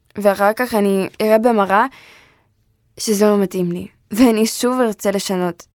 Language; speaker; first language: Hebrew; early bilingual, other home language; Russian